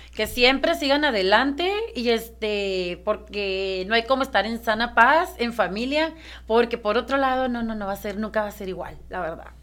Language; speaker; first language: Spanish; native; Spanish